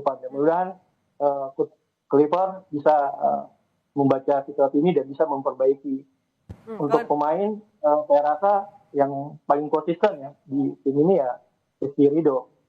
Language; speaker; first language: Indonesian; native; Indonesian